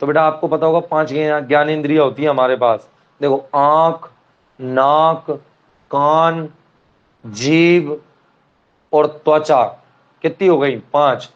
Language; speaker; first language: Hindi; non-native, local second language; Marathi